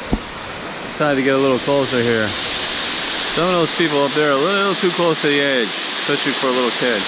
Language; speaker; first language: English; native; English